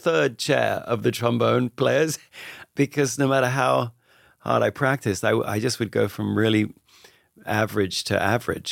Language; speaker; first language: English; native; English